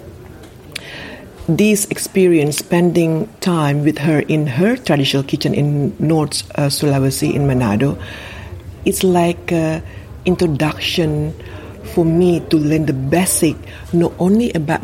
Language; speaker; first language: English; non-native, fluent; Indonesian